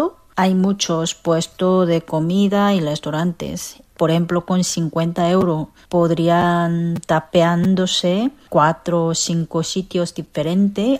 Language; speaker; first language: Spanish; non-native, fluent; Korean